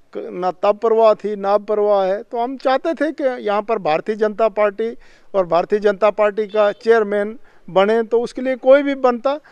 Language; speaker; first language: Hindi; native; Hindi